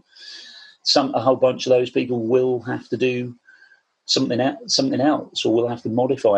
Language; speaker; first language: English; native; English